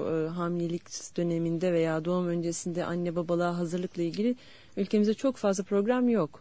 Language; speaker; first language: Turkish; native; Turkish